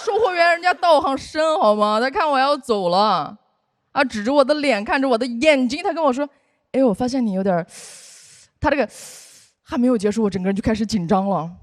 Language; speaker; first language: Chinese; non-native, local second language; Uyghur